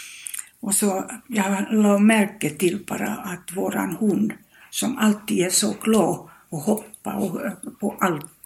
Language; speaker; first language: Swedish; non-native, fluent; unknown